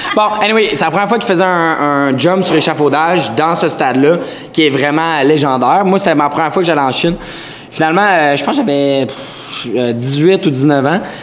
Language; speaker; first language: French; native; French